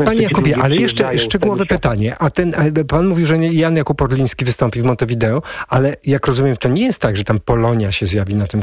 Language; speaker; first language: Polish; native; Polish